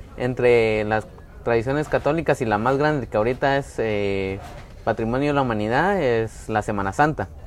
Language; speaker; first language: Spanish; native; Spanish